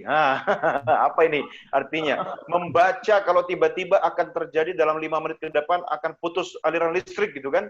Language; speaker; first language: Indonesian; native; Indonesian